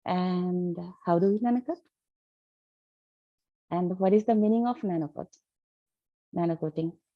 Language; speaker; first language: English; non-native, learner; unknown